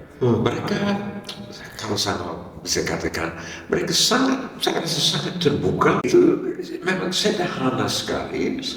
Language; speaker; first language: Indonesian; non-native, fluent; English